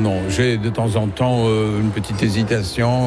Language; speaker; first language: French; non-native, fluent; Czech